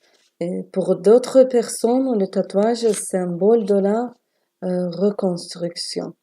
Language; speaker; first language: French; non-native, learner; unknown